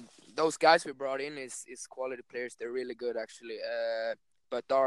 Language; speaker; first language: English; non-native, fluent; Swedish